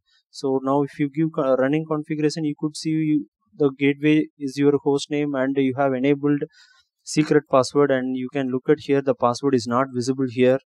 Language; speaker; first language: English; non-native, local second language; Tamil